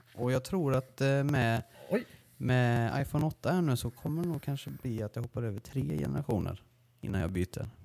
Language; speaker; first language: Swedish; native; Swedish